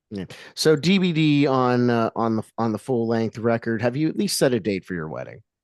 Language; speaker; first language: English; native; English